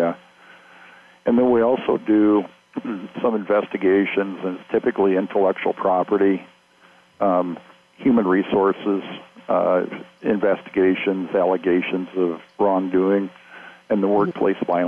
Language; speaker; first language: English; native; English